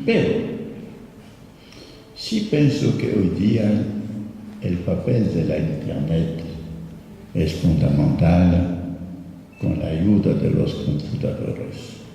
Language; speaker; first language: Spanish; non-native, fluent; French